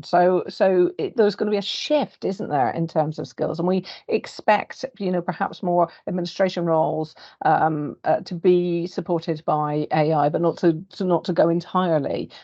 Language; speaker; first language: English; native; English